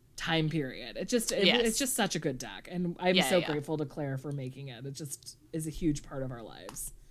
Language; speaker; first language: English; native; English